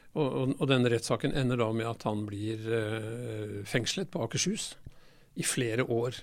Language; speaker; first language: Norwegian; native; Norwegian